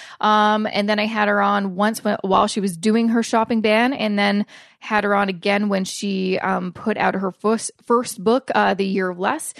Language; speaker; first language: English; native; English